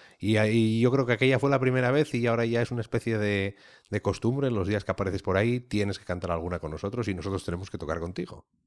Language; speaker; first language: Spanish; native; Spanish